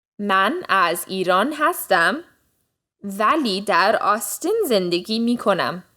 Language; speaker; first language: Persian; early bilingual, heritage; Persian